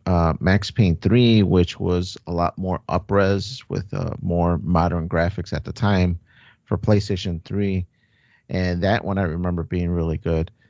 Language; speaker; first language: English; native; English